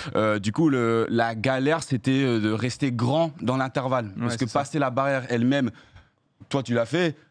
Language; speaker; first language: French; early bilingual, heritage; English